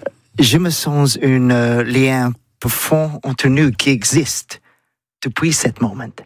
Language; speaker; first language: French; non-native, learner; English